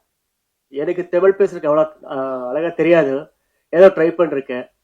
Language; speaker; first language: Tamil; non-native, learner; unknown